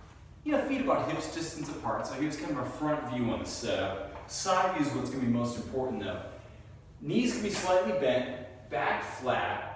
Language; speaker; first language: English; native; English